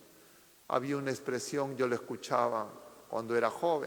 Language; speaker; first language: Spanish; native; Spanish